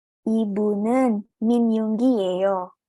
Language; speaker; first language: Korean; non-native, learner; Indonesian